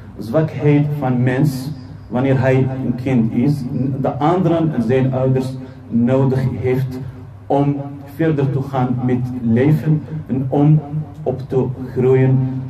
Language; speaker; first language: Dutch; non-native, fluent; Arabic